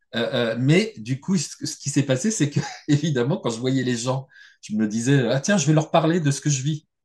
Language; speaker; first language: French; native; French